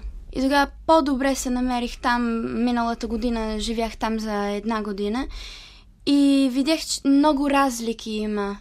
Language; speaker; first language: Bulgarian; early bilingual, heritage; Italian